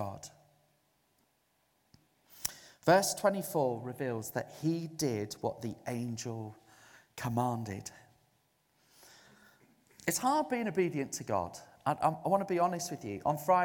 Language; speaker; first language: English; native; English